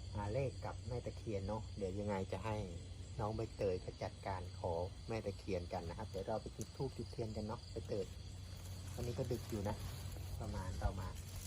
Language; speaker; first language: Thai; non-native, local second language; Northern Khmer